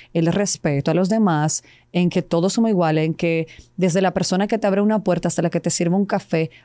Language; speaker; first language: Spanish; non-native, fluent; Serbian